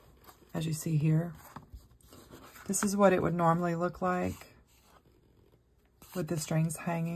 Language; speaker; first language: English; native; English